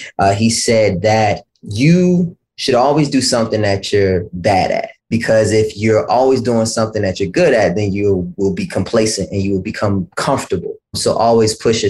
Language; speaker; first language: English; native; English